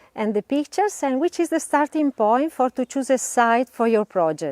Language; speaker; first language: English; non-native, learner; Italian